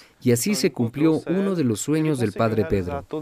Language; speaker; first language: Spanish; native; Spanish